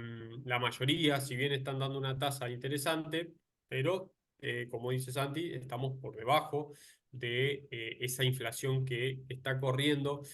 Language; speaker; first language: Spanish; native; Spanish